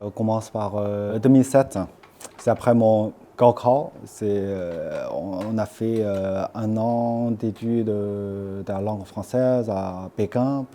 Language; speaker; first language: French; non-native, fluent; Chinese